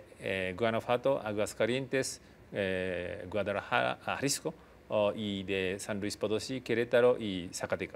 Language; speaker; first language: Spanish; non-native, fluent; Japanese